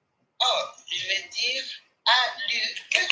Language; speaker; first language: French; non-native, learner; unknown